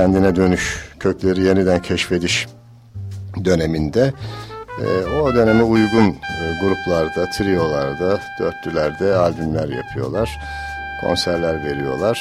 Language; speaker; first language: Turkish; native; Turkish